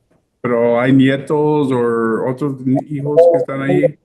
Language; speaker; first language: Spanish; early bilingual, heritage; English